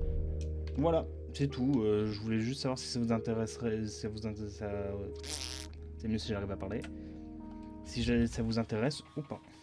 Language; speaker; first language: French; native; French